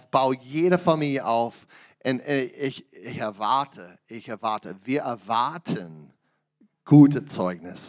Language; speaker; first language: German; non-native, learner; English